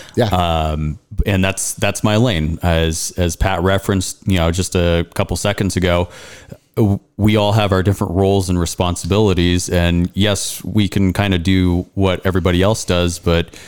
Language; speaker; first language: English; native; English